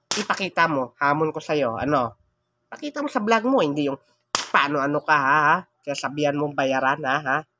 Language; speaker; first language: Filipino; non-native, local second language; Cebuano